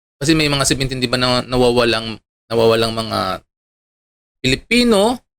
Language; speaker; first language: Filipino; non-native, local second language; Iloko